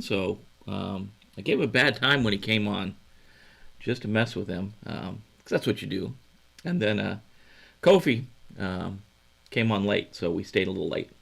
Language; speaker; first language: English; native; English